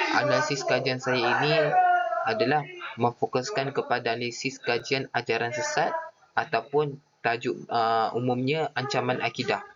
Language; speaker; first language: Malay; native; Malay